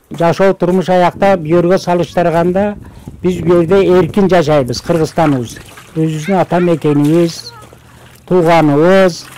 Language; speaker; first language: Kyrgyz; early bilingual, heritage; Kyrgyz